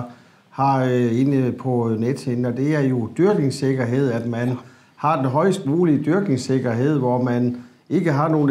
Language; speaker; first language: Danish; native; Danish